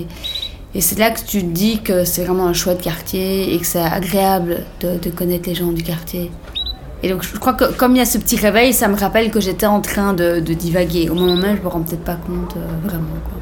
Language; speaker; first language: French; native; French